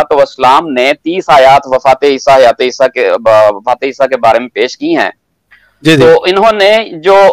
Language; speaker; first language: Urdu; non-native, local second language; Punjabi